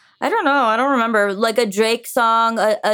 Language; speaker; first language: English; early bilingual, other home language; French